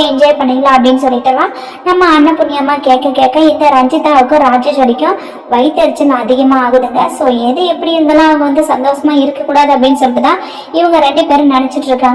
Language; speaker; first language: Tamil; native; Tamil